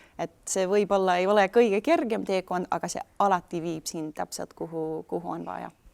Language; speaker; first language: Estonian; non-native, fluent; English